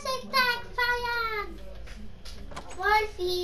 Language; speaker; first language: German; non-native, learner; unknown